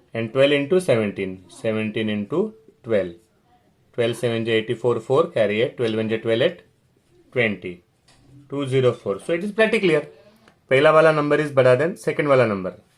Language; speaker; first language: Hindi; non-native, local second language; Marathi